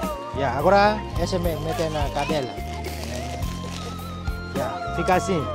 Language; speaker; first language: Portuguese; non-native, learner; Vietnamese